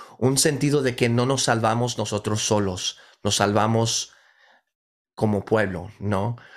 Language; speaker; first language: Spanish; early bilingual, heritage; Spanish